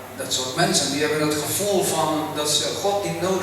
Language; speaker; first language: Dutch; early bilingual, other home language; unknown